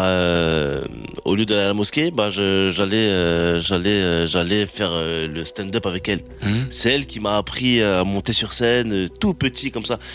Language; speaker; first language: French; native; French